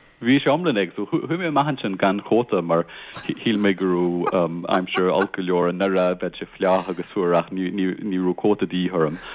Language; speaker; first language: Irish; non-native, local second language; English